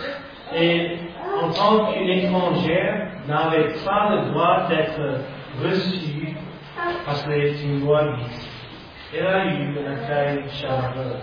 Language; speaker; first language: French; non-native, fluent; English